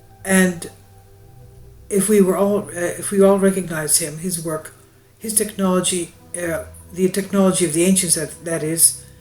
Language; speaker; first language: English; non-native, fluent; Greek